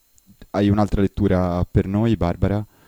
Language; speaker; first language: Italian; native; Italian